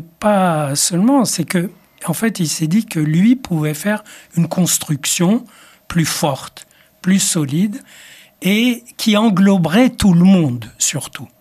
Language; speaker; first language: French; non-native, local second language; Arabic